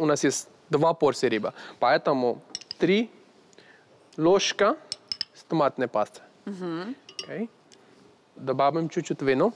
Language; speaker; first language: Russian; non-native, learner; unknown